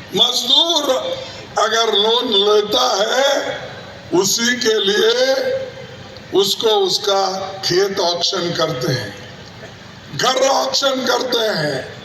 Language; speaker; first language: Hindi; non-native, local second language; Kannada